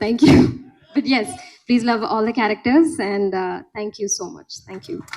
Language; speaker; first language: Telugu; non-native, learner; Malayalam